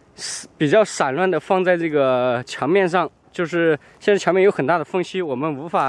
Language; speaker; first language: Chinese; native; Chinese